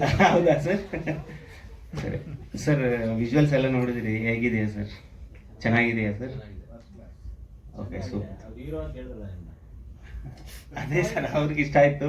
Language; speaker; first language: Kannada; non-native, learner; Telugu